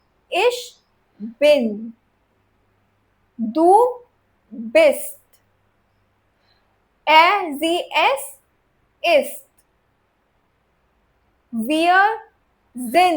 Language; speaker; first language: German; non-native, fluent; Hindi